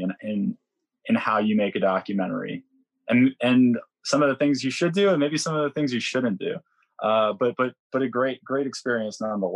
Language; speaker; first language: English; native; English